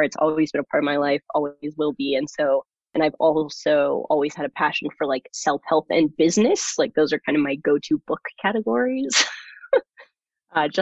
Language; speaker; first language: English; early bilingual, other home language; German